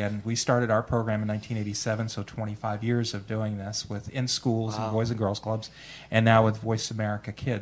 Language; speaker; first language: English; early bilingual, other home language; Italian